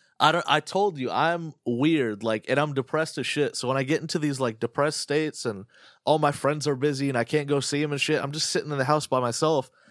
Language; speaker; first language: English; early bilingual, other home language; Arabic